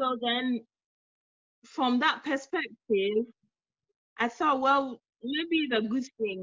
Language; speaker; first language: English; non-native, local second language; Akan